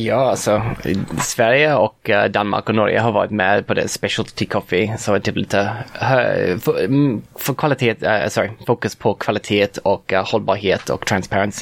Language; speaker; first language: Swedish; non-native, fluent; English